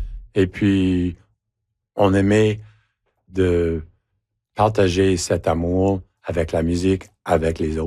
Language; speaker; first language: French; non-native, local second language; English